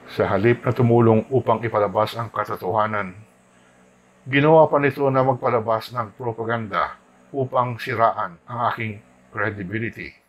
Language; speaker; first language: Filipino; non-native, local second language; Hiligaynon